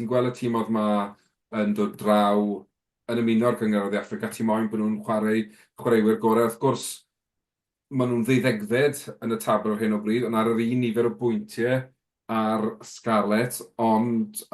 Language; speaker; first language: Welsh; native; Welsh